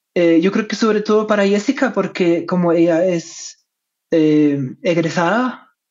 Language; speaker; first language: Spanish; non-native, fluent; German